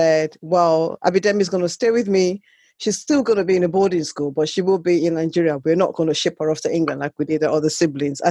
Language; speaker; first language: English; non-native, local second language; Yoruba